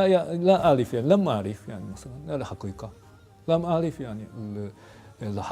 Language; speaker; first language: Arabic; non-native, fluent; Japanese